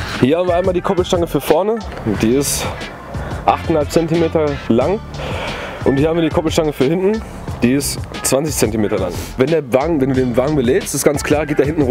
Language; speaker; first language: German; native; German